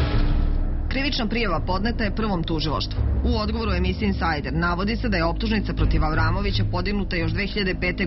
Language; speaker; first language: Serbian; native; Serbian